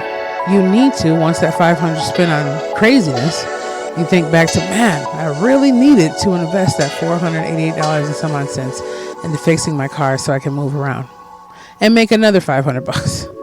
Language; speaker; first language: English; native; English